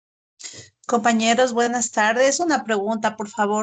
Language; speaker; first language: Spanish; native; Spanish